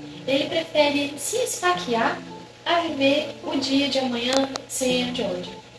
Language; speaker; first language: Portuguese; native; Portuguese